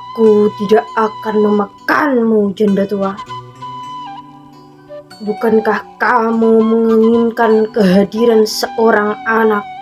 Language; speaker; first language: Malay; non-native, local second language; Javanese